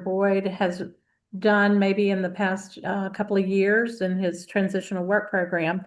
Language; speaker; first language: English; native; English